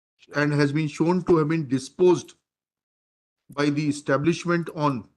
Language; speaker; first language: English; non-native, local second language; Hindi